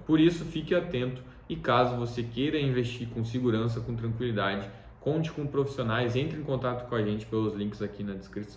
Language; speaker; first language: Portuguese; native; Portuguese